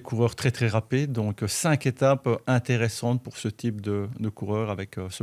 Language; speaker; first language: French; native; French